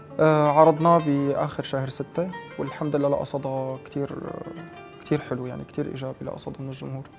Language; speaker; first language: Arabic; native; Arabic